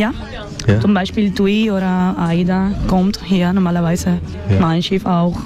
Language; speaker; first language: German; non-native, learner; Spanish